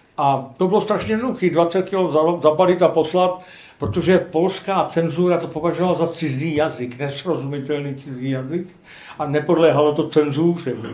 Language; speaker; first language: Czech; non-native, local second language; Polish